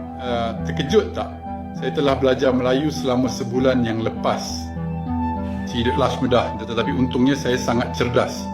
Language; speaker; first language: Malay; non-native, learner; French